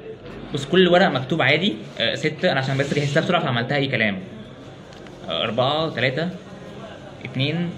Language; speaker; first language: Arabic; native; Arabic